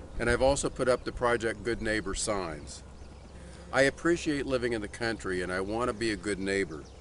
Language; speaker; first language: English; native; English